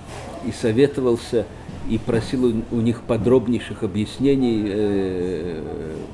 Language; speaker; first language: Russian; native; Russian